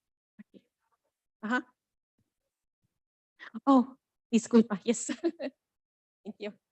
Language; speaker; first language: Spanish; early bilingual, heritage; Spanish